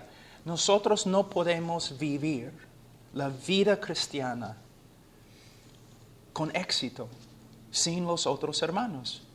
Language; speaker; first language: Spanish; non-native, fluent; English